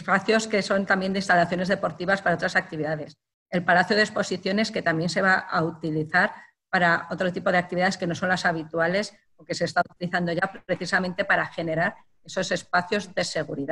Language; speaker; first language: Spanish; native; Spanish